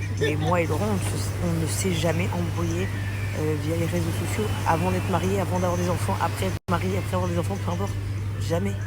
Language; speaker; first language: French; early bilingual, other home language; English